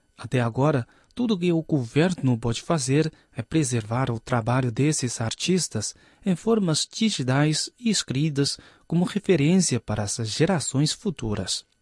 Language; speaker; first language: Portuguese; non-native, fluent; Chinese